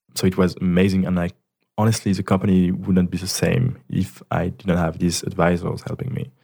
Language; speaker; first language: English; non-native, fluent; French